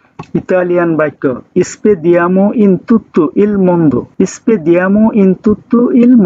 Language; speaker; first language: Italian; non-native, learner; Bangla